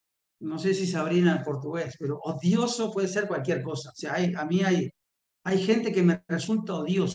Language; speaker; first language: Spanish; native; Spanish